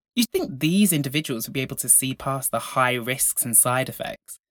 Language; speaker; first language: English; native; English